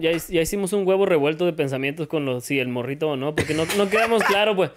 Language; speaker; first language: Spanish; early bilingual, heritage; Spanish